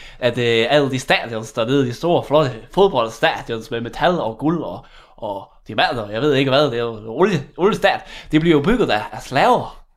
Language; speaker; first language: Danish; native; Danish